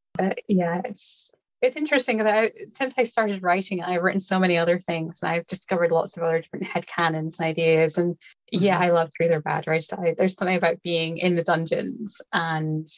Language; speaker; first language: English; native; English